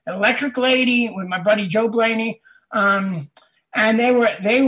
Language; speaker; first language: English; native; English